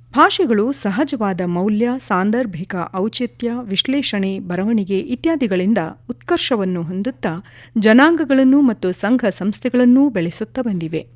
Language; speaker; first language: Kannada; non-native, local second language; Kodava